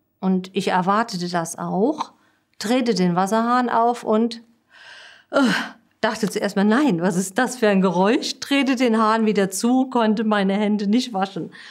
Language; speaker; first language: German; native; German